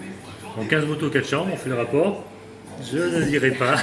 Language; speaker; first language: French; native; French